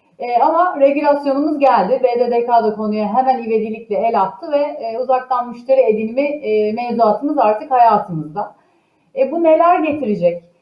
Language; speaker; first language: Turkish; native; Turkish